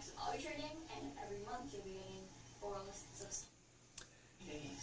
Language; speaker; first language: English; native; English